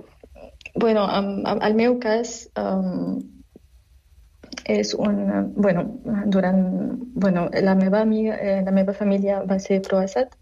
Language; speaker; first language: Catalan; non-native, learner; Arabic